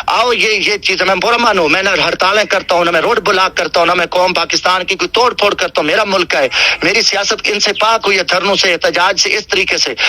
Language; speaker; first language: Urdu; non-native, local second language; Saraiki